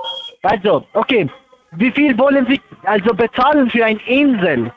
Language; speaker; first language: German; non-native, fluent; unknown